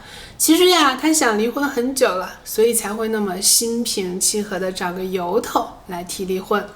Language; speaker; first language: Chinese; native; Chinese